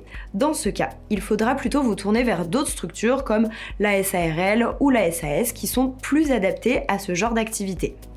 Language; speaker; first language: French; native; French